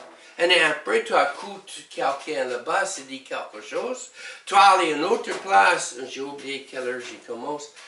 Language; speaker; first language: French; non-native, learner; English